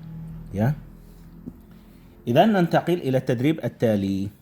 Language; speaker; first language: Arabic; non-native, fluent; Indonesian